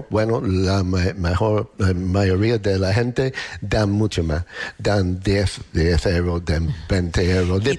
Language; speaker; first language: Spanish; non-native, learner; English